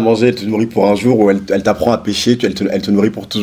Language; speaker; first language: French; native; French